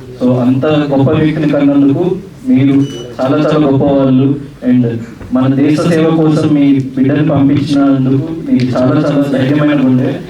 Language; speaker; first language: Telugu; native; Telugu